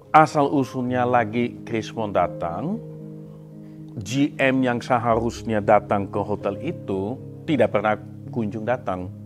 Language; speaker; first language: Indonesian; non-native, fluent; Dutch